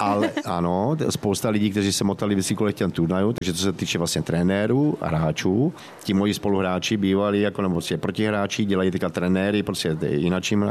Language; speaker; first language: Czech; native; Czech